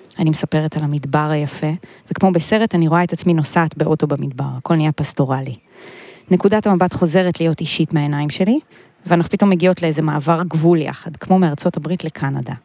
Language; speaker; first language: Hebrew; native; Hebrew